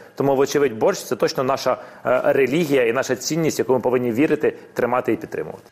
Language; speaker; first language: Ukrainian; non-native, local second language; Russian